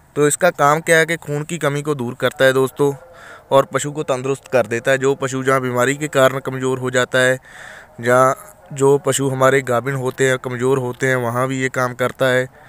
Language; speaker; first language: Hindi; native; Hindi